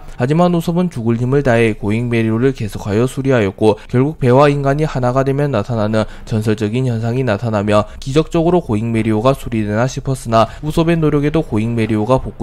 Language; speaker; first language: Korean; native; Korean